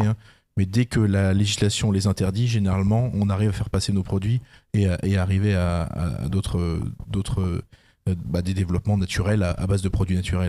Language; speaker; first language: French; native; French